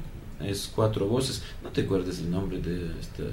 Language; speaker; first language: Spanish; non-native, learner; Russian